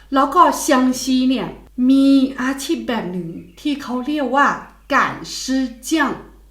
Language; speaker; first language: Thai; non-native, fluent; Chinese